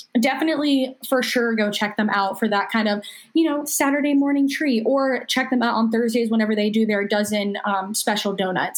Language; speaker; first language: English; native; English